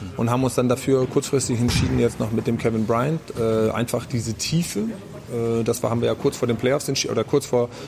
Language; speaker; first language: German; early bilingual, other home language; Danish